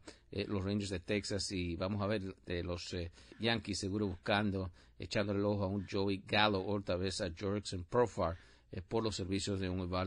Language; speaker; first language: Spanish; native; Spanish